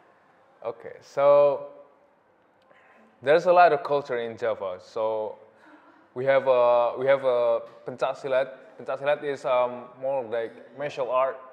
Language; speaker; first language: English; non-native, learner; Indonesian